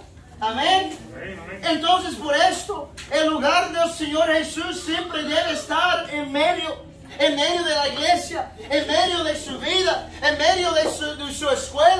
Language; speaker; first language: Spanish; non-native, fluent; English